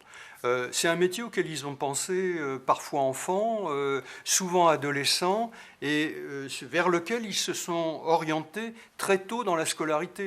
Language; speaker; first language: French; native; French